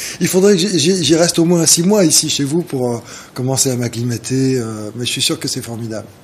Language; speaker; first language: French; native; French